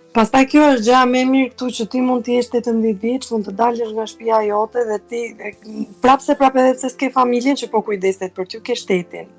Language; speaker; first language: Albanian; native; Albanian